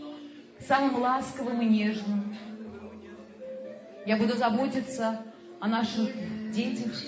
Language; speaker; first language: Russian; native; Russian